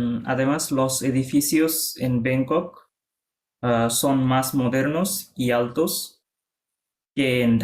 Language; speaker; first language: Spanish; non-native, fluent; Bangla